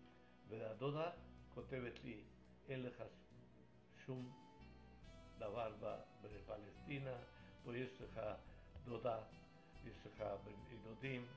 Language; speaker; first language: Hebrew; non-native, fluent; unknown